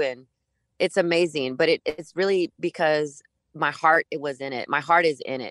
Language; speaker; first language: English; early bilingual, other home language; Spanish